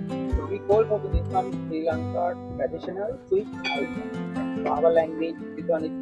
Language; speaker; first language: English; non-native, learner; Sinhala